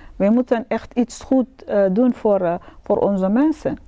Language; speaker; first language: Dutch; non-native, learner; Arabic